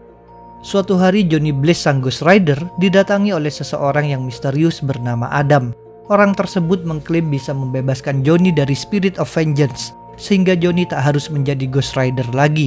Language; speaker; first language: Indonesian; native; Indonesian